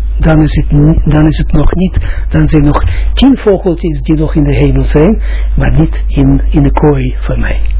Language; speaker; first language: Dutch; non-native, fluent; Russian